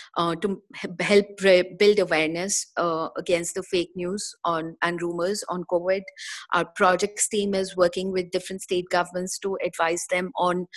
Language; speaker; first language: English; non-native, local second language; Hindi